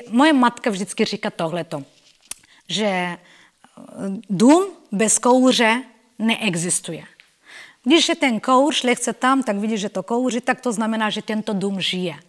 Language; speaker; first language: Czech; non-native, fluent; Bulgarian